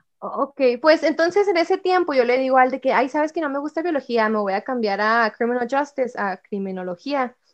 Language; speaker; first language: Spanish; native; Spanish